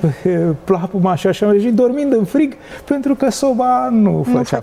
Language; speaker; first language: Romanian; native; Romanian